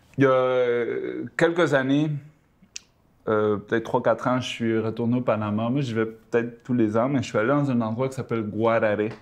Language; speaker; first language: French; early bilingual, other home language; Spanish